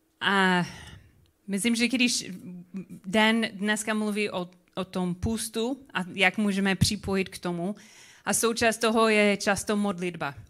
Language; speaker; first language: Czech; non-native, learner; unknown